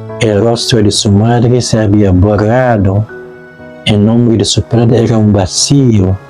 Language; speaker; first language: Spanish; non-native, fluent; Indonesian